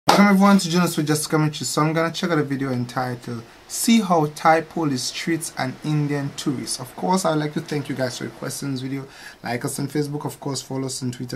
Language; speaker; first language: English; non-native, fluent; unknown